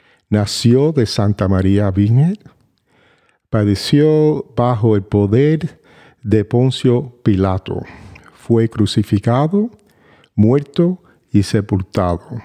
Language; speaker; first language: Spanish; early bilingual, heritage; Spanish